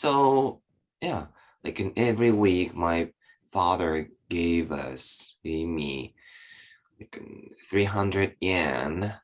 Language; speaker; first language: English; non-native, learner; Japanese